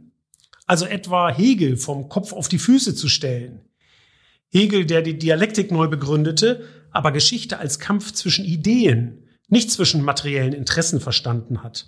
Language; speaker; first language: German; native; German